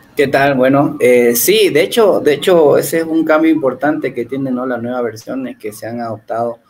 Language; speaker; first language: Spanish; native; Spanish